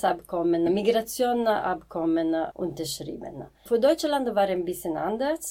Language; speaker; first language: German; non-native, fluent; Italian